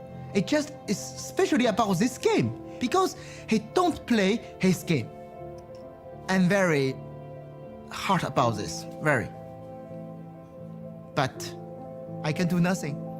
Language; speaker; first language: English; non-native, learner; Chinese